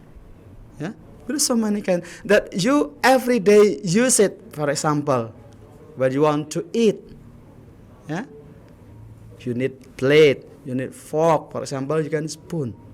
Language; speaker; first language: English; non-native, learner; Indonesian